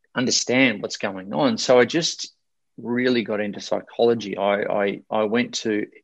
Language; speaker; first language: English; native; English